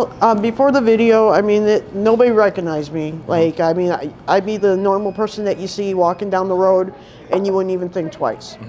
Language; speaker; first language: English; native; English